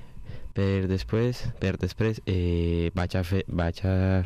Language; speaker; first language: Catalan; non-native, learner; Spanish